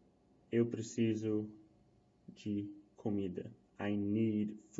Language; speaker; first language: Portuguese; non-native, fluent; English